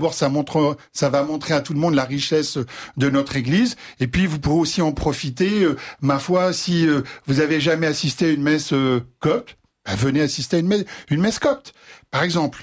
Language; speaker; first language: French; native; French